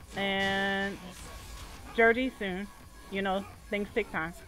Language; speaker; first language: English; native; English